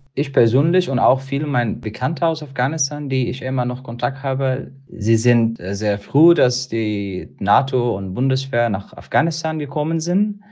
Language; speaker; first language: German; non-native, learner; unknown